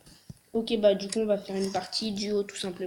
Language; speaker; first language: French; native; French